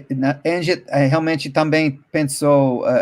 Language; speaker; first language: Portuguese; non-native, fluent; English